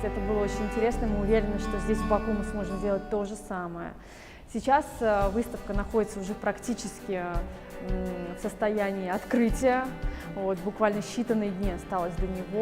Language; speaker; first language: Russian; native; Russian